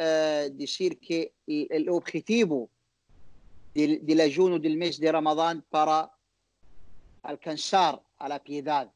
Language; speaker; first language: Spanish; non-native, learner; Arabic